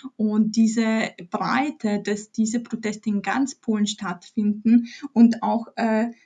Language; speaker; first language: German; early bilingual, other home language; Polish